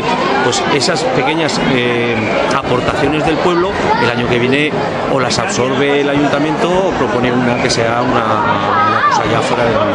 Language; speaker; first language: Spanish; native; Spanish